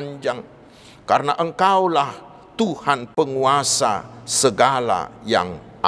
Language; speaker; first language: Indonesian; non-native, local second language; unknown